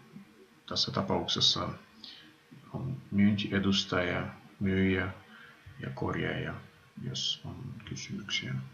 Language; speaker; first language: Finnish; non-native, fluent; Russian